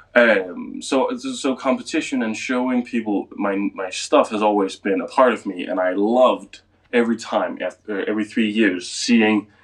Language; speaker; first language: English; non-native, fluent; Danish